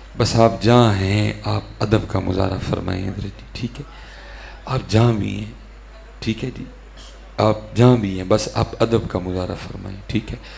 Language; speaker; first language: Urdu; non-native, local second language; Punjabi